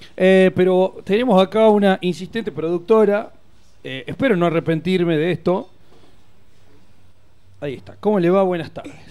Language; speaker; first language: Spanish; native; Spanish